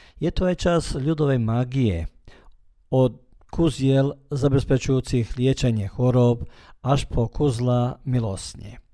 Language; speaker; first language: Slovak; early bilingual, heritage; Slovak